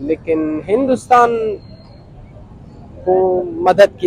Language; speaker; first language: Hindi; non-native, learner; Pashto